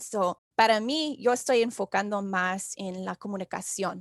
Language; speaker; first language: Spanish; non-native, fluent; English